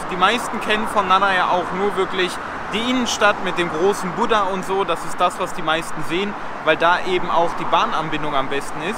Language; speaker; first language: German; native; German